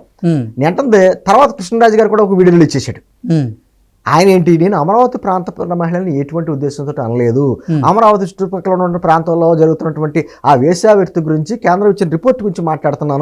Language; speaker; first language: Telugu; native; Telugu